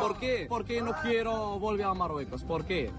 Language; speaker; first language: Spanish; non-native, learner; Arabic